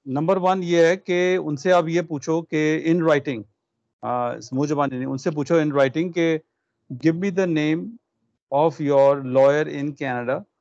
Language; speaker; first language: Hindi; non-native, local second language; Punjabi